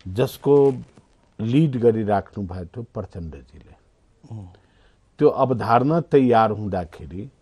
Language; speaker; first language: Nepali; non-native, local second language; Maithili